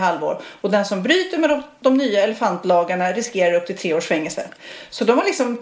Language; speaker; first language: Swedish; native; Swedish